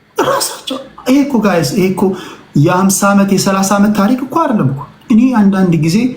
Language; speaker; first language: Amharic; native; Amharic